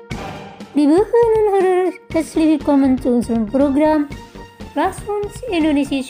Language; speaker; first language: German; non-native, fluent; Indonesian